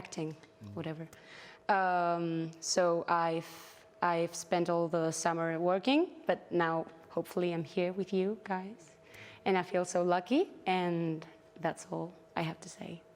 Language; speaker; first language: English; non-native, learner; Spanish